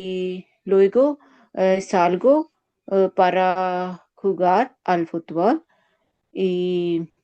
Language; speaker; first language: Spanish; non-native, learner; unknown